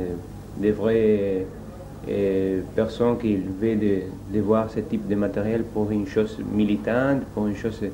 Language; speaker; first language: French; non-native, learner; Spanish